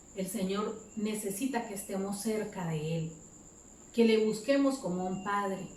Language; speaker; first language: Spanish; native; Spanish